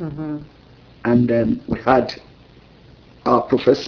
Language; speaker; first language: English; non-native, local second language; Yoruba